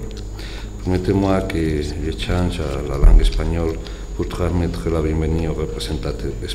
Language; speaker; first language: French; non-native, fluent; Spanish